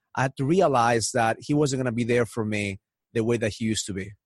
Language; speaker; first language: English; early bilingual, other home language; Spanish